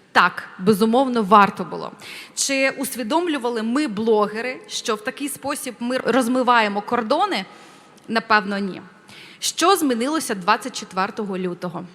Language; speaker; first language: Ukrainian; non-native, local second language; Russian